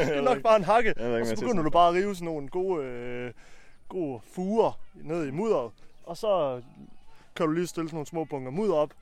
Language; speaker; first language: Danish; native; Danish